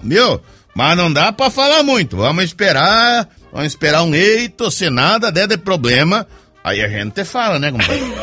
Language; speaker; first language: Portuguese; native; Portuguese